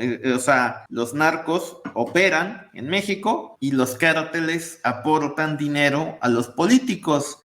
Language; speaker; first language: Spanish; native; Spanish